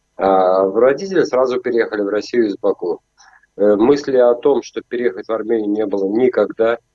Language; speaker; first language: Russian; native; Russian